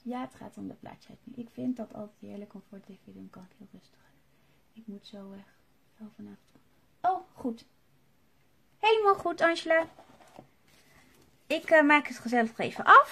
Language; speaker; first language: Dutch; native; Dutch